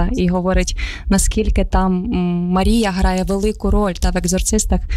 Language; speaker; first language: Ukrainian; native; Ukrainian